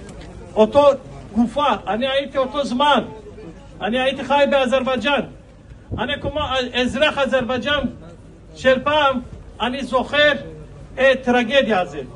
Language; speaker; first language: Hebrew; non-native, fluent; Azerbaijani